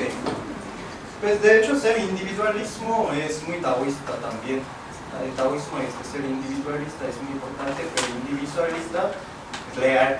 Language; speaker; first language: Spanish; non-native, fluent; Korean